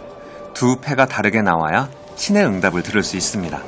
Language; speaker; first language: Korean; native; Korean